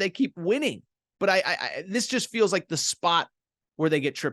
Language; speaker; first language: English; native; English